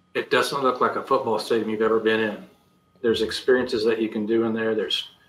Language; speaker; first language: English; native; English